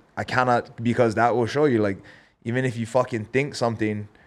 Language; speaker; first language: English; native; English